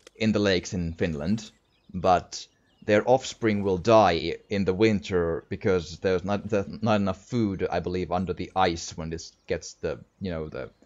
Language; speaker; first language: English; non-native, fluent; Finnish